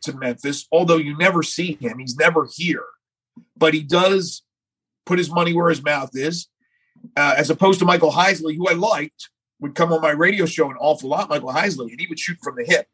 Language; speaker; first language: English; native; English